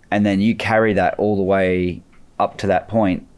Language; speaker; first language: English; native; English